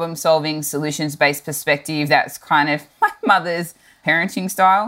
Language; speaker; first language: English; native; English